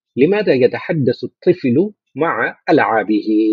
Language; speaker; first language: Arabic; non-native, fluent; Urdu